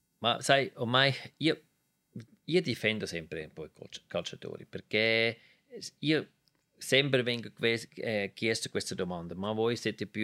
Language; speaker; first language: Italian; non-native, local second language; German